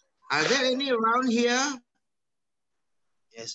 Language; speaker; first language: English; non-native, fluent; Indonesian